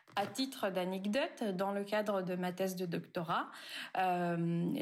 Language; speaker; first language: French; non-native, local second language; Arabic